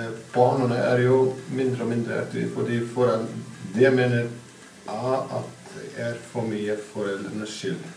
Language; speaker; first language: Danish; non-native, fluent; Icelandic